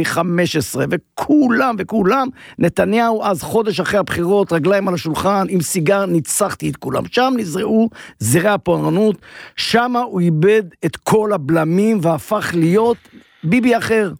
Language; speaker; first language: Hebrew; native; Hebrew